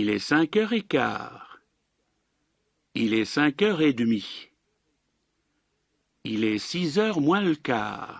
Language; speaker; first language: French; native; French